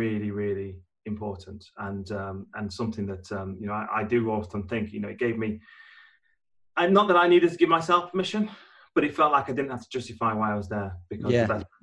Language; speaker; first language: English; native; English